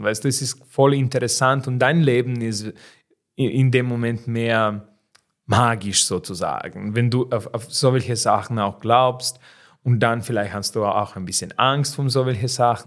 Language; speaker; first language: German; non-native, fluent; Serbian